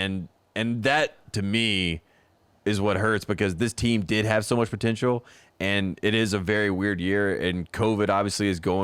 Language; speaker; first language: English; native; English